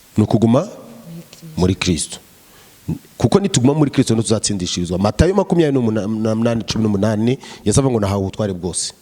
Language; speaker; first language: Kinyarwanda; native; Kinyarwanda